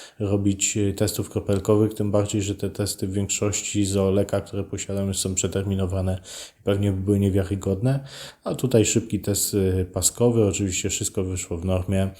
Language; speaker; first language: Polish; native; Polish